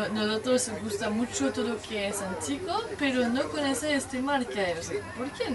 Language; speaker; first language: Spanish; non-native, learner; French